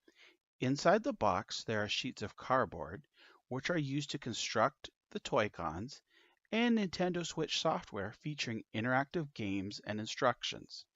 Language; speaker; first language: English; native; English